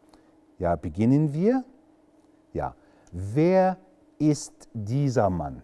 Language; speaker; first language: German; non-native, fluent; Arabic